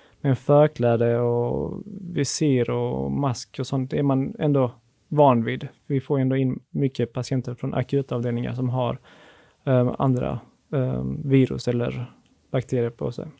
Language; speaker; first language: Swedish; native; Swedish